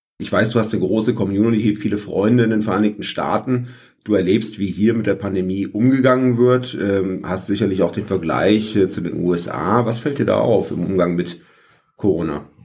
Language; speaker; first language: German; native; German